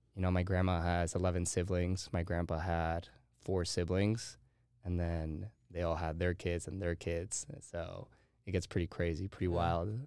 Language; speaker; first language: English; early bilingual, heritage; Spanish